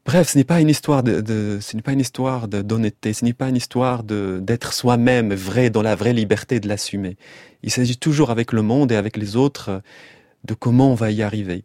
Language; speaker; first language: French; non-native, local second language; Arabic